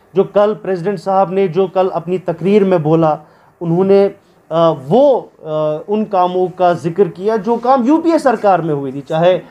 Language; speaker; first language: Hindi; non-native, local second language; Kashmiri